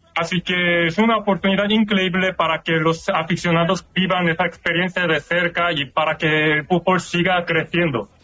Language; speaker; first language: Spanish; non-native, learner; Korean